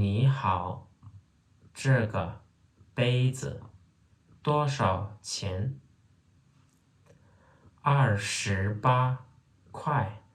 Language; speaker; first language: Chinese; non-native, fluent; Turkmen